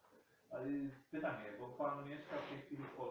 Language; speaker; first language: Polish; native; Polish